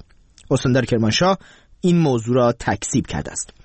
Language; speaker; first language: Persian; native; Persian